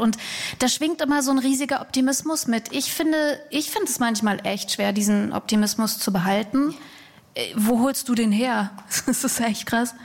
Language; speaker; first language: German; native; German